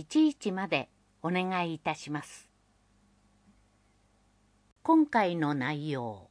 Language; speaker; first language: Japanese; native; Japanese